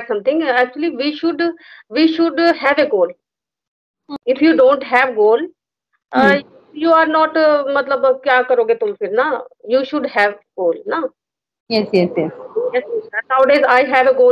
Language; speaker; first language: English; non-native, learner; Hindi